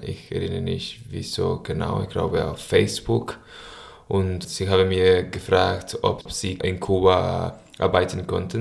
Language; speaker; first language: German; non-native, learner; Spanish